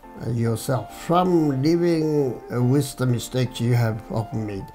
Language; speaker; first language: English; non-native, fluent; Japanese